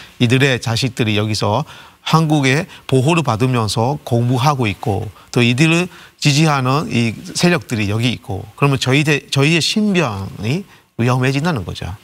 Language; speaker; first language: Korean; non-native, fluent; Burmese